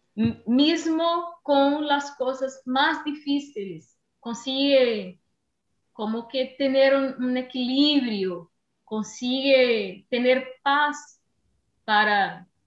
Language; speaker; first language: Spanish; non-native, learner; Portuguese